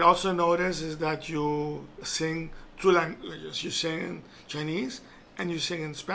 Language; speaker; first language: English; non-native, local second language; Papiamento